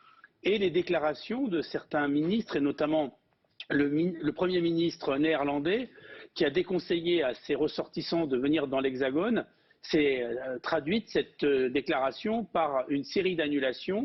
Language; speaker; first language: French; native; French